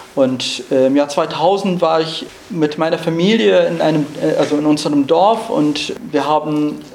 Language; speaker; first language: German; non-native, fluent; Arabic